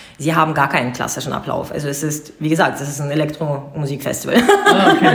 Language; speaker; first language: German; non-native, fluent; Russian